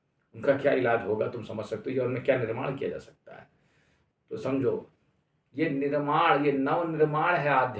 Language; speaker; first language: Hindi; native; Hindi